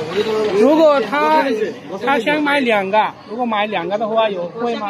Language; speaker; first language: Chinese; non-native, learner; Bangla